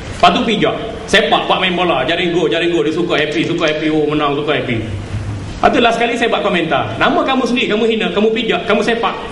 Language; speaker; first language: Malay; native; Malay